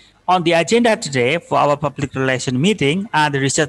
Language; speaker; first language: English; non-native, fluent; Indonesian